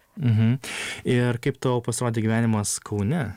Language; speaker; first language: Lithuanian; native; Lithuanian